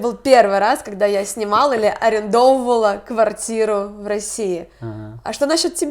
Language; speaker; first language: Russian; native; Russian